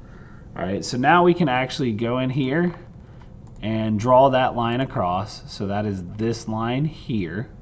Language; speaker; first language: English; native; English